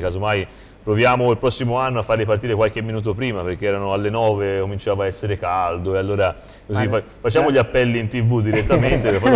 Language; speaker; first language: Italian; native; Italian